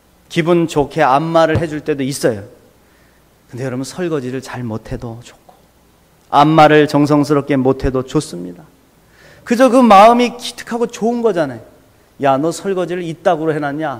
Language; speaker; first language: Korean; native; Korean